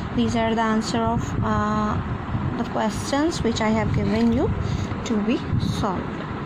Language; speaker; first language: English; non-native, local second language; Urdu